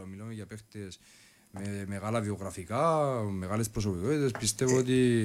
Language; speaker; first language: Greek; native; Greek